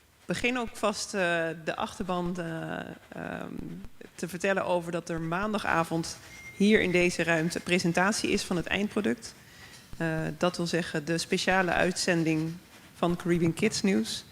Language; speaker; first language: Dutch; native; Dutch